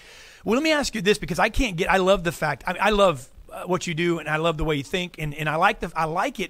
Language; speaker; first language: English; native; English